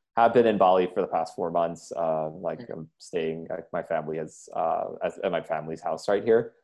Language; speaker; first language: English; early bilingual, other home language; Indonesian